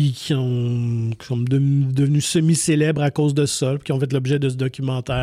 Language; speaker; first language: French; native; French